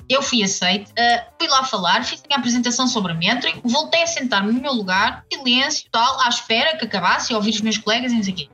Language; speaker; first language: Portuguese; native; Portuguese